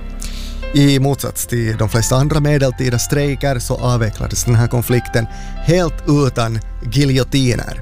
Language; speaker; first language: Swedish; native; Swedish